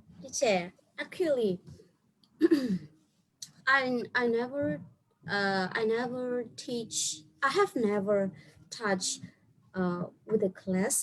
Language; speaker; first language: English; non-native, learner; Burmese